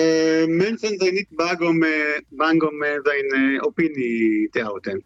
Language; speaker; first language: Dutch; non-native, fluent; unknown